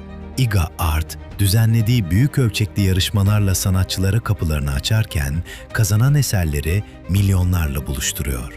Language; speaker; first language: Turkish; native; Turkish